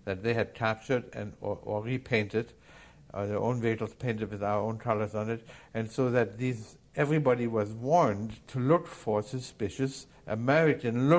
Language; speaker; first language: English; non-native, fluent; German